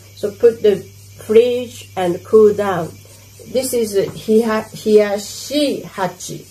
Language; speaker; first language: English; non-native, fluent; Japanese